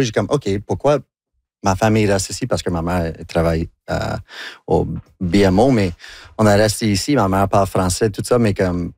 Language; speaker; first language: French; non-native, local second language; English